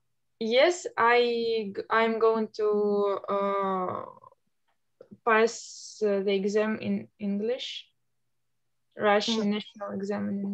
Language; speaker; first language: English; non-native, learner; Russian